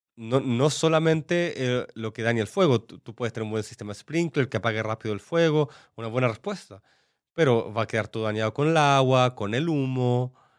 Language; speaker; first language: Spanish; native; Spanish